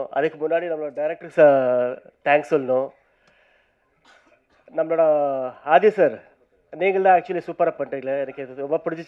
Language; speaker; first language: Tamil; non-native, learner; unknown